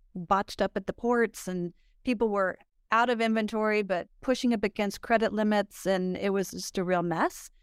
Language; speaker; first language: English; native; English